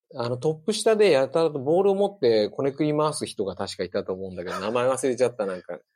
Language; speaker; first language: Japanese; native; Japanese